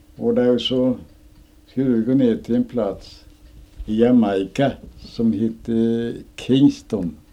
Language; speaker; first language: Swedish; native; Swedish